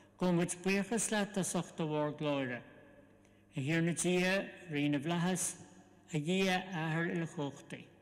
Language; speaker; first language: Irish; non-native, local second language; English